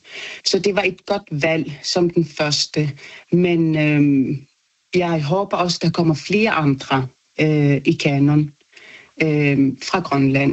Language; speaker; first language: Danish; non-native, local second language; Kalaallisut